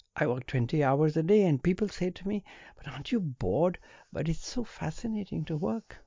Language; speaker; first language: English; non-native, local second language; Punjabi